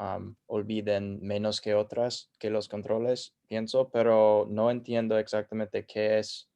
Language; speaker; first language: Spanish; non-native, fluent; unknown